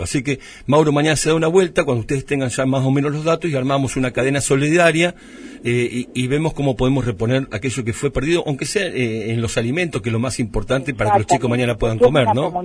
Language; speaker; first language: Spanish; native; Spanish